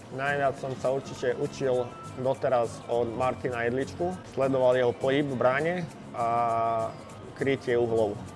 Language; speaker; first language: Slovak; non-native, local second language; Hungarian